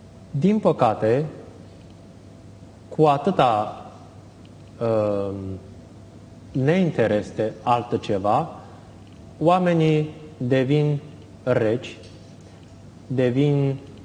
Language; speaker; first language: Romanian; non-native, fluent; Chinese